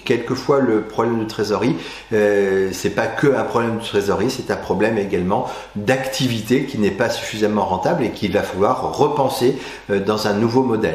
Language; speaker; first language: French; native; French